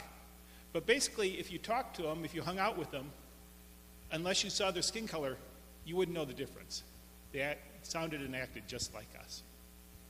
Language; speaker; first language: English; native; English